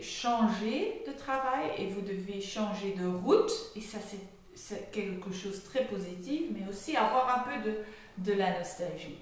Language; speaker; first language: French; non-native, fluent; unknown